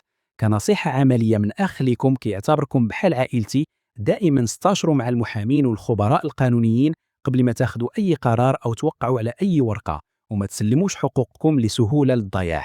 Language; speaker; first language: Arabic; native; Arabic